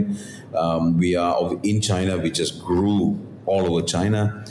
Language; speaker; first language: English; non-native, local second language; Tamil